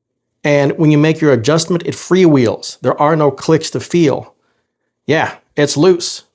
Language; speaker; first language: English; native; English